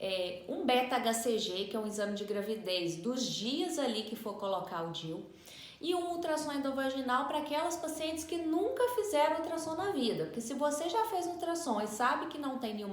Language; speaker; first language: Portuguese; native; Portuguese